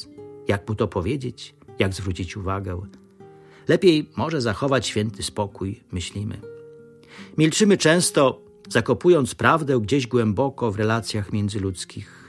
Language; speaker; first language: Polish; native; Polish